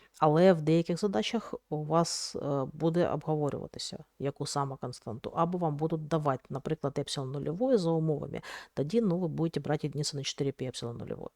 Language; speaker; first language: Ukrainian; native; Ukrainian